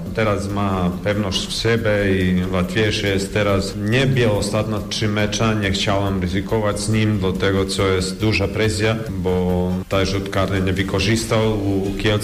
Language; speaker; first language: Polish; non-native, fluent; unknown